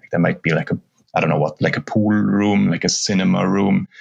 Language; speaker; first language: English; non-native, fluent; German